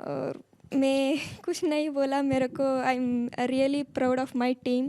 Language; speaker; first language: Hindi; non-native, local second language; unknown